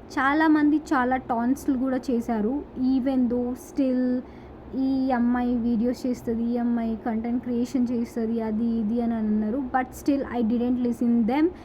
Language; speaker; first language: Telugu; non-native, local second language; Urdu